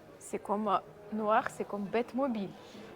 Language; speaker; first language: French; non-native, learner; Russian